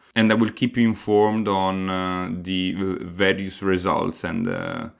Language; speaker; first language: English; non-native, fluent; Italian